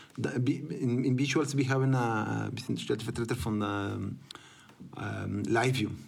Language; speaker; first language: German; non-native, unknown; Spanish